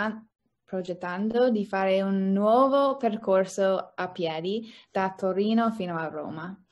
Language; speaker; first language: Italian; non-native, learner; English